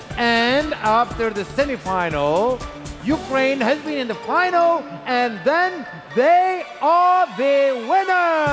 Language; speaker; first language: English; non-native, fluent; Turkish